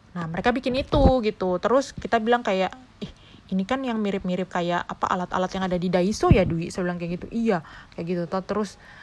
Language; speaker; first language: Indonesian; native; Indonesian